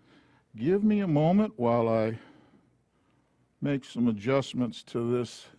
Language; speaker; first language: English; native; English